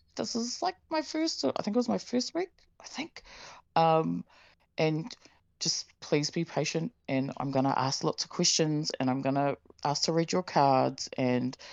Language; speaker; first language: English; native; English